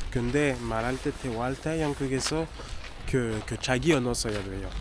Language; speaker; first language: Korean; non-native, learner; French